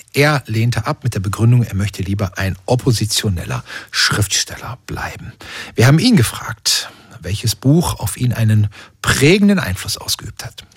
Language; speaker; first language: German; native; German